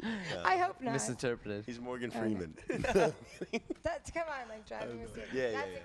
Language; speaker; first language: English; native; English